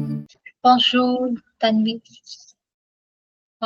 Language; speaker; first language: French; non-native, fluent; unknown